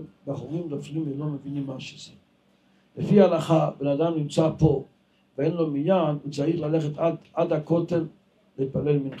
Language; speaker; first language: Hebrew; non-native, local second language; Yiddish